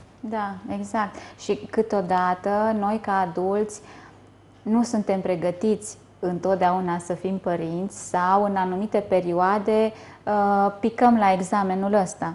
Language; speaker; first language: Romanian; native; Romanian